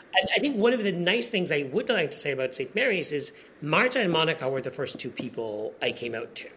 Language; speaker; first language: English; non-native, fluent; Polish